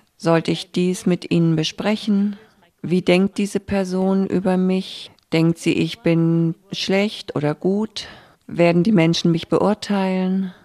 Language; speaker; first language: German; native; German